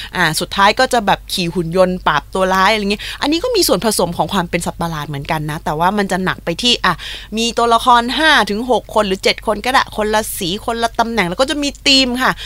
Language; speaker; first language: Thai; non-native, fluent; Japanese